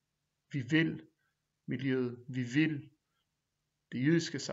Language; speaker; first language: Danish; non-native, fluent; Hebrew